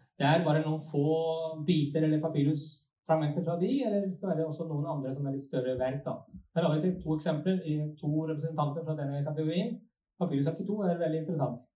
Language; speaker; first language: Norwegian; non-native, fluent; Spanish